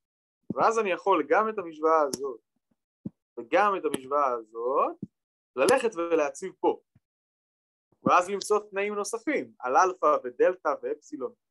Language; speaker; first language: Hebrew; native; Hebrew